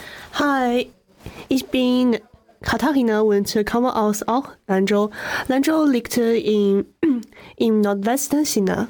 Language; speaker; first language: German; non-native, learner; Chinese